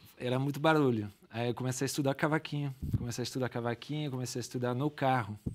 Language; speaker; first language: Portuguese; non-native, fluent; French